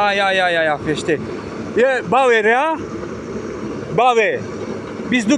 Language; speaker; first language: German; non-native, learner; Tajik